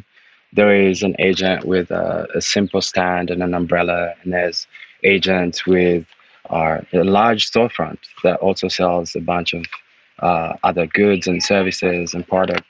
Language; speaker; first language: English; non-native, local second language; Ganda